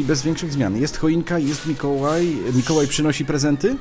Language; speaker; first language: Polish; native; Polish